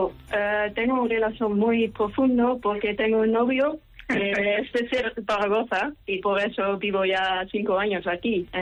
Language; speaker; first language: Spanish; non-native, fluent; Dutch